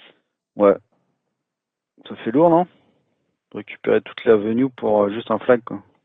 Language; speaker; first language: French; native; French